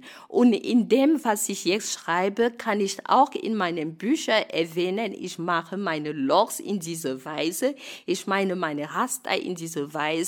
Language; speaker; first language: German; non-native, fluent; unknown